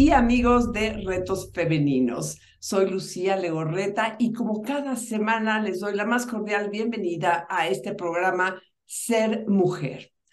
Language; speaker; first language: Spanish; native; Spanish